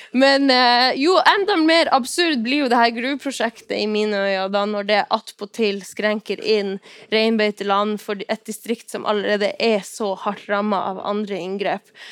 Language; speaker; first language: Norwegian; non-native, local second language; Northern Sami